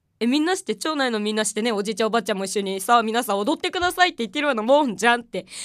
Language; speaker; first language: Japanese; native; Japanese